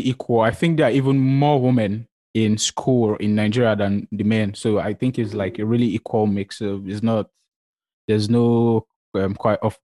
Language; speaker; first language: English; non-native, local second language; Yoruba